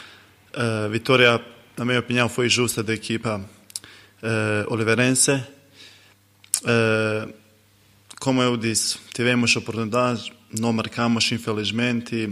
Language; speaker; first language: Portuguese; non-native, learner; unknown